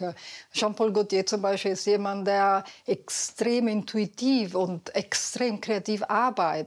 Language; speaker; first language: German; non-native, fluent; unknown